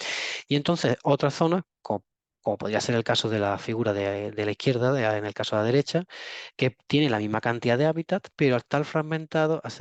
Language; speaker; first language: Spanish; native; Spanish